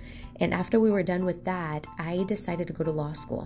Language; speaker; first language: English; non-native, fluent; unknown